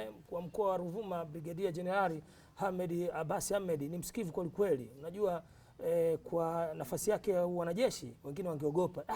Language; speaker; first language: Swahili; native; Swahili